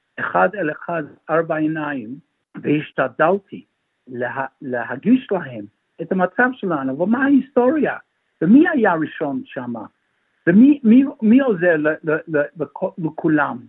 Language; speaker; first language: Hebrew; non-native, fluent; English